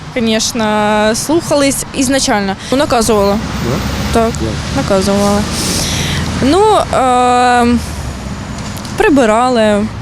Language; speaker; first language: Ukrainian; native; Ukrainian